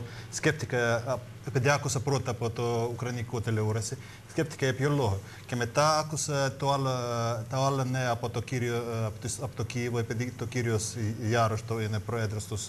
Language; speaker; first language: Greek; non-native, learner; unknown